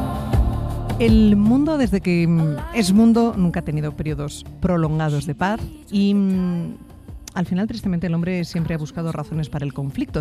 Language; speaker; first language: Spanish; native; Spanish